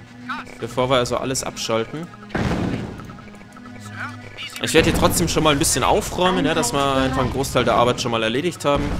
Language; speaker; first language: German; native; German